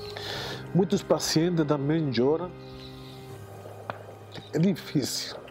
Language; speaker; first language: Portuguese; non-native, fluent; Spanish